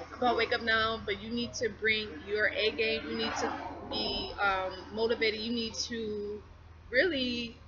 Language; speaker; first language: English; native; English